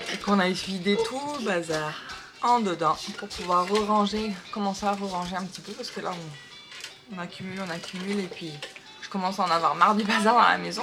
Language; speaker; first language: French; native; French